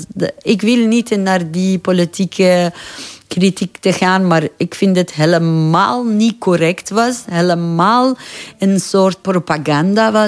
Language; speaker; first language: Dutch; non-native, fluent; Persian